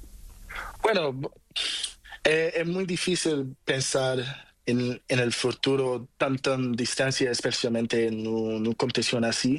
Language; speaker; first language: Spanish; non-native, learner; Portuguese